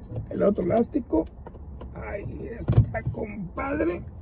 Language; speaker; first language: Spanish; native; Spanish